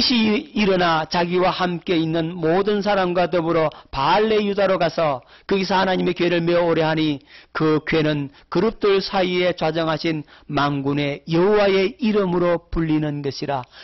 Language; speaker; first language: Korean; native; Korean